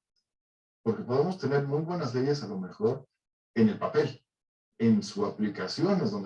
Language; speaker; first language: Spanish; native; Spanish